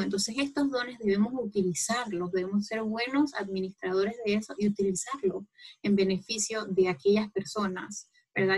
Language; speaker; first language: Spanish; native; Spanish